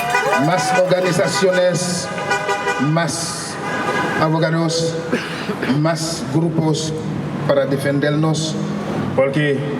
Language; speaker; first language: Spanish; non-native, local second language; Haitian Creole